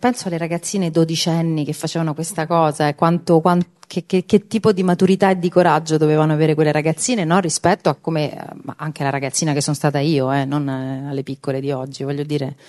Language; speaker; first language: Italian; native; Italian